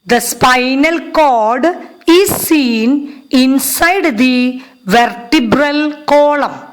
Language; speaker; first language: English; non-native, local second language; Malayalam